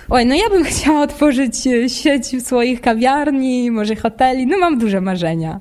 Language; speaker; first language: Polish; non-native, fluent; Russian